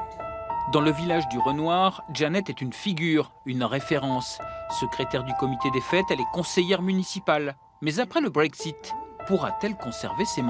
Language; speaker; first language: French; native; French